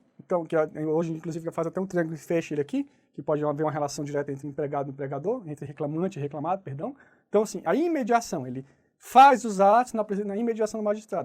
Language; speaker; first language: Portuguese; native; Portuguese